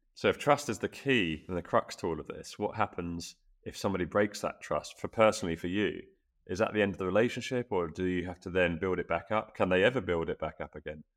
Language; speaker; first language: English; native; English